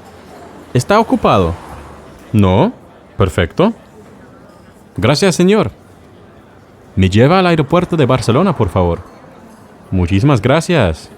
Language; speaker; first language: Spanish; non-native, fluent; English